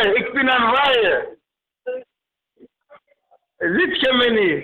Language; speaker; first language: Dutch; non-native, fluent; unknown